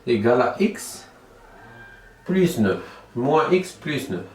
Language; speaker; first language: French; non-native, local second language; Arabic